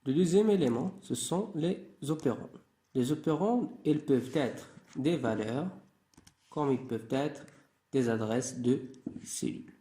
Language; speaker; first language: French; non-native, local second language; Arabic